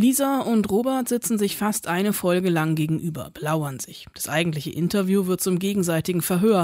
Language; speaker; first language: German; native; German